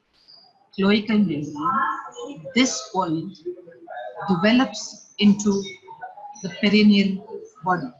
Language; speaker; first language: English; non-native, local second language; Urdu